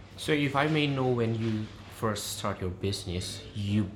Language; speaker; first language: English; non-native, fluent; Indonesian